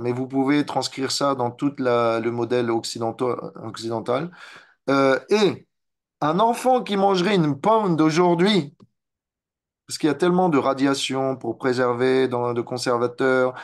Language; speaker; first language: French; native; French